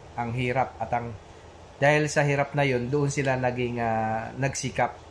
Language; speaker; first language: Filipino; non-native, local second language; Pampanga